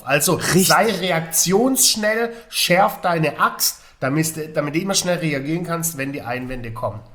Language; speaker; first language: German; native; German